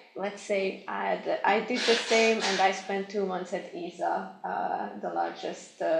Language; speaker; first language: English; non-native, fluent; Hungarian